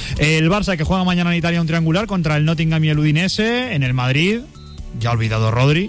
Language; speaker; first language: Spanish; native; Spanish